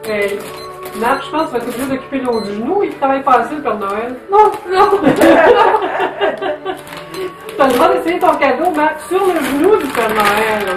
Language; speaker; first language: French; native; French